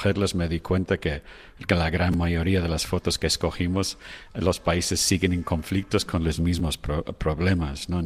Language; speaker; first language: Spanish; non-native, fluent; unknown